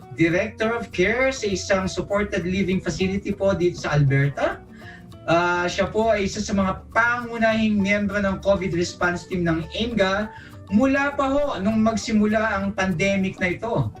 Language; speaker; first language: Filipino; native; Filipino